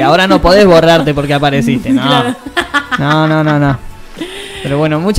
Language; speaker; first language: Spanish; native; Spanish